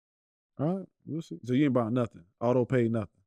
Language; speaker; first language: English; native; English